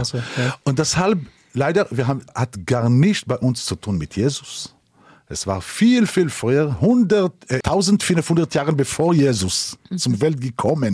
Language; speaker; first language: German; non-native, learner; Hebrew